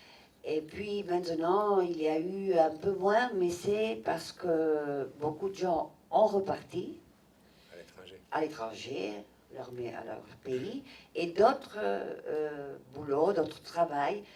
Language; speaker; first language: French; non-native, fluent; Catalan